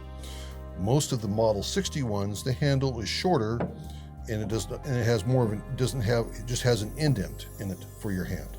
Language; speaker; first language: English; native; English